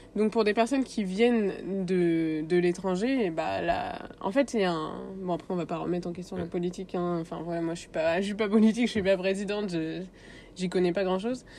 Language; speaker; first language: French; native; French